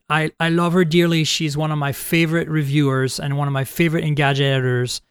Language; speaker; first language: English; non-native, fluent; French